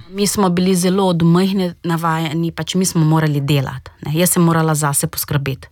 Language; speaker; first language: Slovenian; non-native, fluent; Portuguese